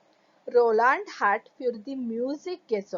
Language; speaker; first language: German; non-native, fluent; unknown